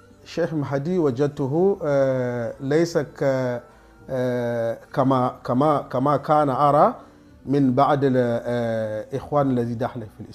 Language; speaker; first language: Arabic; non-native, fluent; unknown